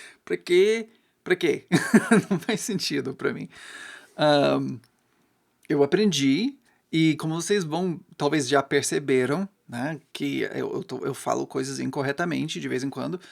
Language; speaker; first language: Portuguese; non-native, fluent; English